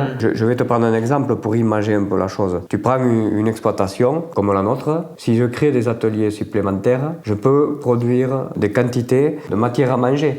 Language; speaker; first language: French; native; French